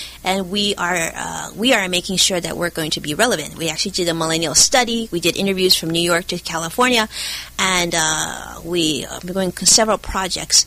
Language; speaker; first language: English; early bilingual, other home language; Chinese